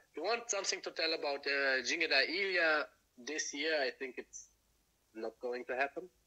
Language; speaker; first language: English; non-native, fluent; German